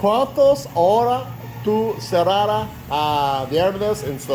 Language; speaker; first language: Spanish; non-native, learner; English